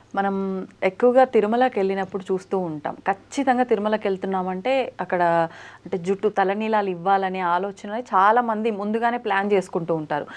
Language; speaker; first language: Telugu; native; Telugu